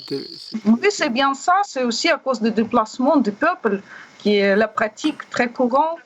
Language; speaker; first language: French; non-native, learner; Russian